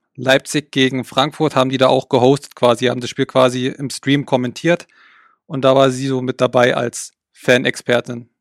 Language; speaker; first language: German; native; German